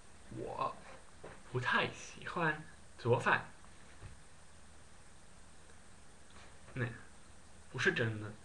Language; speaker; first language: Chinese; non-native, learner; Dutch